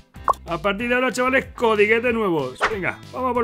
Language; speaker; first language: Spanish; native; Spanish